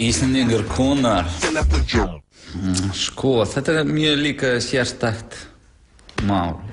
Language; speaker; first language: Icelandic; non-native, learner; Russian